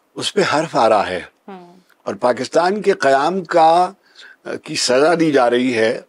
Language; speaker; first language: Urdu; native; Urdu